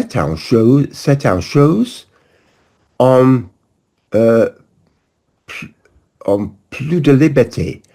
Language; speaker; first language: French; non-native, learner; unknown